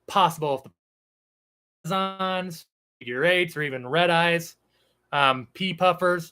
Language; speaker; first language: English; native; English